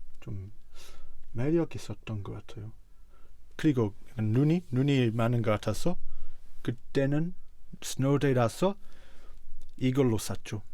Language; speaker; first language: Korean; non-native, fluent; English